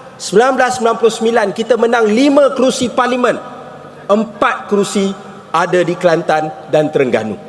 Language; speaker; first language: Malay; native; Malay